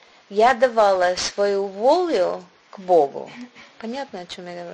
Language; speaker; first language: Russian; non-native, learner; English